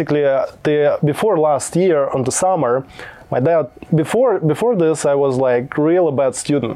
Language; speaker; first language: English; non-native, fluent; Russian